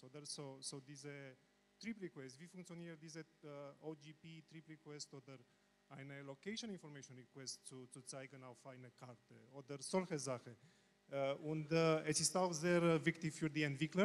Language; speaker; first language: German; non-native, learner; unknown